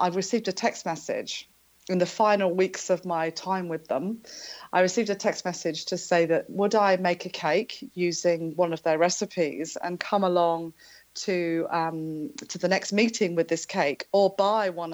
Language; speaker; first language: English; native; English